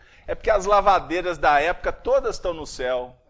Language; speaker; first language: Portuguese; native; Portuguese